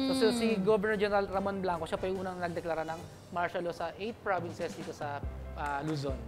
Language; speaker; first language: Filipino; native; Filipino